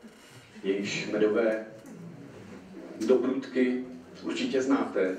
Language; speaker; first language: Czech; native; Czech